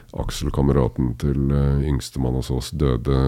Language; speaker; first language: Norwegian; native; Norwegian